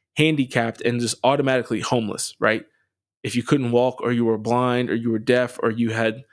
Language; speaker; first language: English; native; English